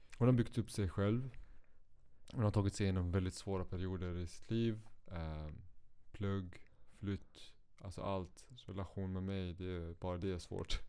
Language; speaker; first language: Swedish; native; Swedish